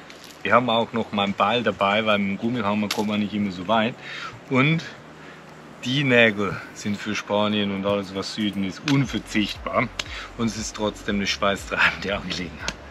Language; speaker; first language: German; native; German